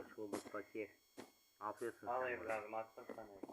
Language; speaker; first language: Turkish; native; Turkish